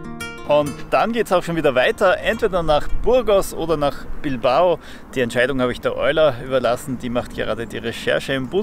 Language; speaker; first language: German; native; German